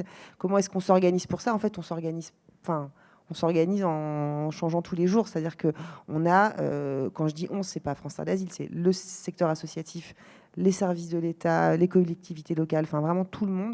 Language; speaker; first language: French; native; French